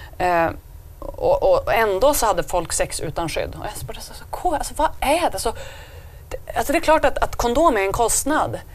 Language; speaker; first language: Swedish; native; Swedish